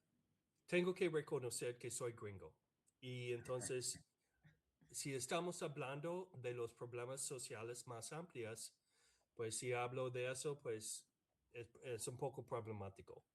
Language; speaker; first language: Spanish; non-native, fluent; English